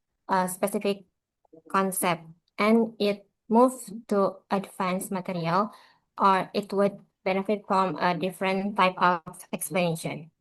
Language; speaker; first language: English; non-native, learner; Indonesian